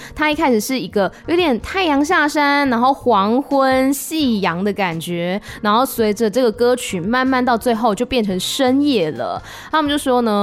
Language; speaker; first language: Chinese; non-native, local second language; Min Nan Chinese